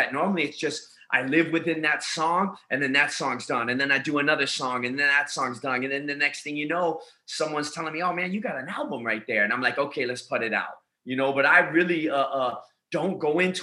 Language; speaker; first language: English; native; English